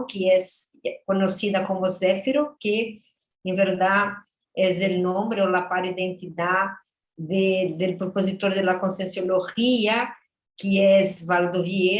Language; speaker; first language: Spanish; non-native, fluent; Portuguese